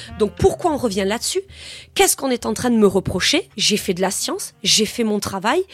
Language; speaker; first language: French; native; French